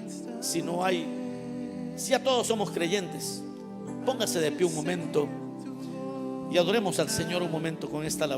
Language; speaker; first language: Spanish; native; Spanish